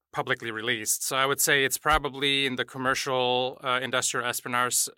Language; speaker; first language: English; non-native, fluent; German